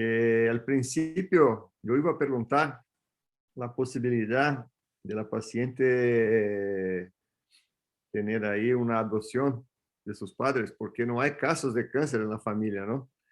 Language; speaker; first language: Spanish; non-native, fluent; Portuguese